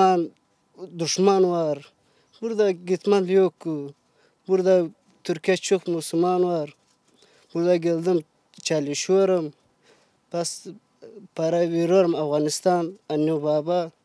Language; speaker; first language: Turkish; non-native, learner; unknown